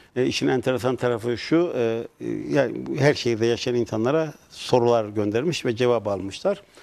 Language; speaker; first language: Turkish; native; Turkish